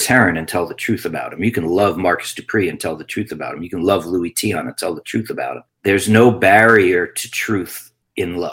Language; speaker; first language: English; native; English